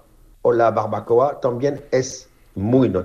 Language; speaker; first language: Spanish; non-native, fluent; French